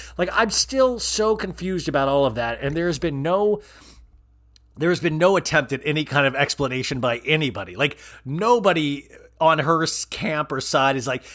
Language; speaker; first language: English; native; English